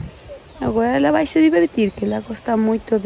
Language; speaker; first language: Spanish; non-native, learner; Portuguese